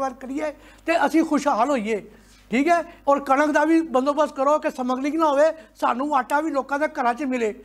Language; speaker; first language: Punjabi; native; Punjabi